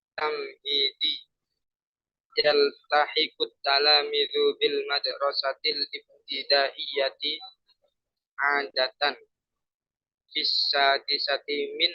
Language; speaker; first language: Arabic; non-native, learner; Indonesian